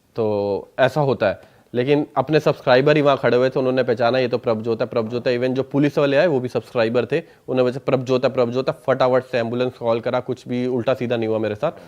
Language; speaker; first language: Hindi; non-native, local second language; Punjabi